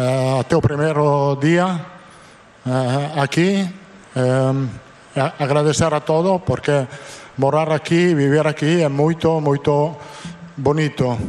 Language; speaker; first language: Portuguese; non-native, fluent; Italian